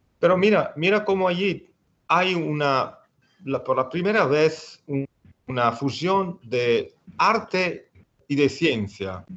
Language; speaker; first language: Spanish; non-native, fluent; Italian